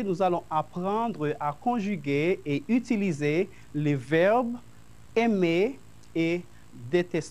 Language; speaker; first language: French; non-native, fluent; Spanish